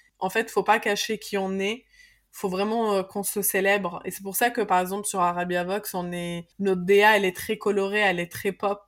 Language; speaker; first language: French; early bilingual, other home language; Arabic